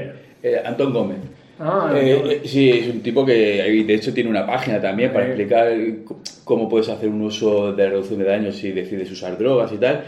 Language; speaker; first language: Spanish; native; Spanish